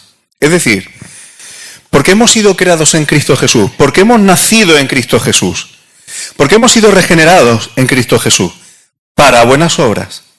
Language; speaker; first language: Spanish; native; Spanish